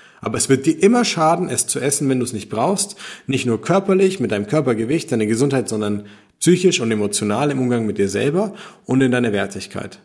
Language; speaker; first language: German; native; German